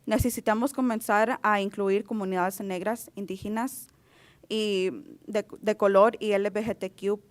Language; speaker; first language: Spanish; early bilingual, other home language; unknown